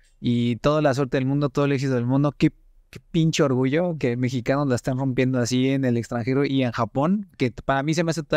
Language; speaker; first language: Spanish; native; Spanish